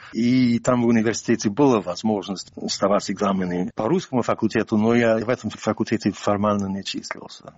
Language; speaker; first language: Russian; non-native, fluent; English